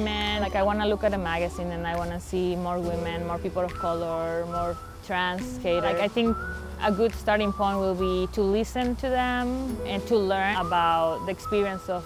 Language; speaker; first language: English; non-native, fluent; Spanish